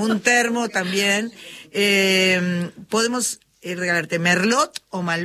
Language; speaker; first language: Spanish; native; Spanish